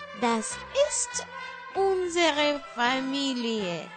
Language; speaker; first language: German; non-native, learner; Russian